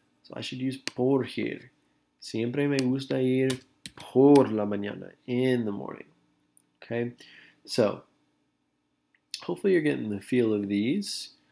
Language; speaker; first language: English; native; English